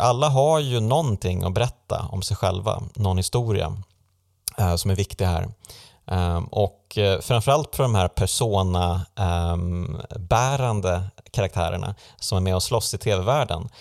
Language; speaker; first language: Swedish; native; Swedish